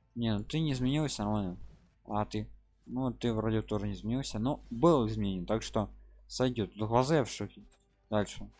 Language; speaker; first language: Russian; non-native, local second language; Ukrainian